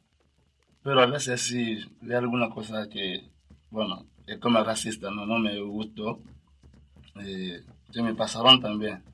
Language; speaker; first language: Spanish; non-native, learner; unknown